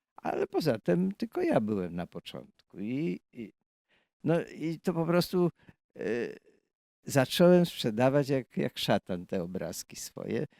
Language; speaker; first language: Polish; native; Polish